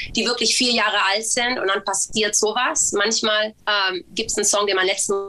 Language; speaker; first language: German; early bilingual, other home language; Swedish